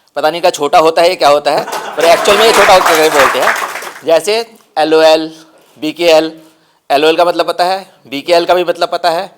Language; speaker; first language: Hindi; non-native, local second language; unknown